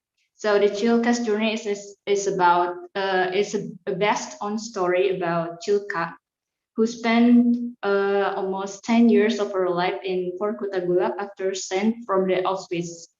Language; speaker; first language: English; non-native, fluent; Indonesian